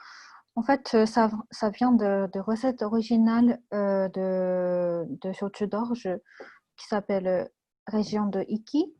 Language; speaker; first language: French; non-native, fluent; Japanese